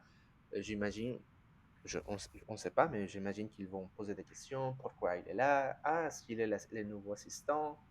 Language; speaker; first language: French; non-native, fluent; Spanish